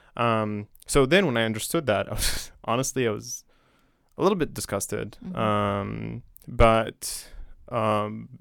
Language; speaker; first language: English; non-native, fluent; Arabic